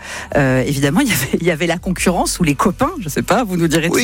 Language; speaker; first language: French; native; French